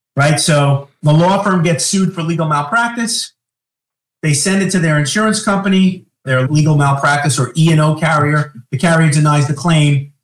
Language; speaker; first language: English; native; English